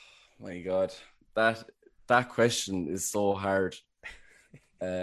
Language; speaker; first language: English; native; English